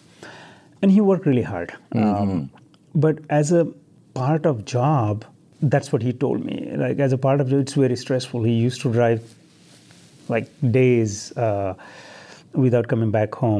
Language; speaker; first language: English; non-native, local second language; Marathi